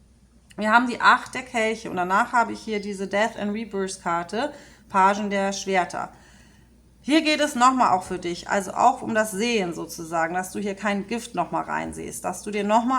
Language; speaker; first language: German; native; German